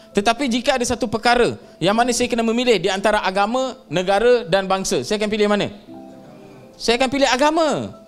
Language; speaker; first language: Malay; non-native, local second language; Tamil